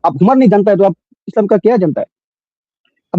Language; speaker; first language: Hindi; non-native, local second language; Bangla